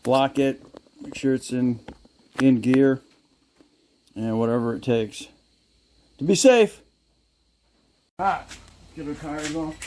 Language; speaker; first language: English; native; English